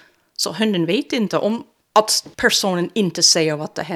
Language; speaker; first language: Swedish; non-native, fluent; English